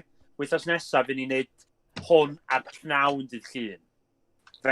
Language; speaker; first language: Welsh; native; Welsh